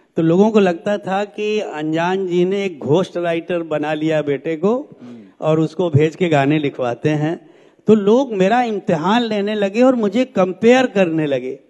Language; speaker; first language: Hindi; native; Hindi